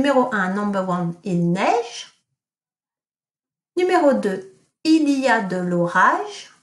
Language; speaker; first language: French; non-native, fluent; English